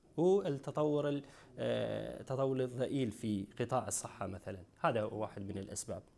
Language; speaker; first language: Arabic; non-native, local second language; Kurdish